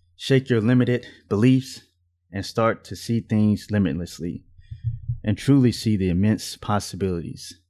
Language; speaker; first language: English; native; English